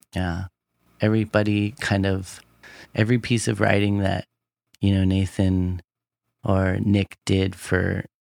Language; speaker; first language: English; native; English